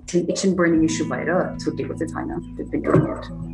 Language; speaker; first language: English; non-native, local second language; Nepali